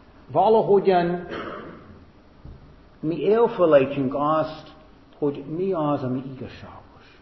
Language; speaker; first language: Hungarian; non-native, fluent; English